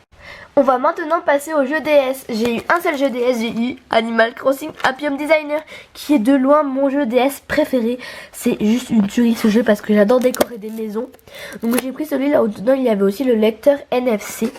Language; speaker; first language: French; native; French